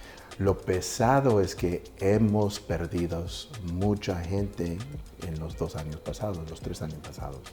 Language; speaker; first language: Spanish; early bilingual, heritage; Spanish